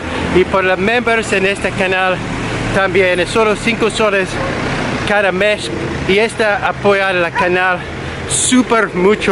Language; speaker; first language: Spanish; non-native, learner; English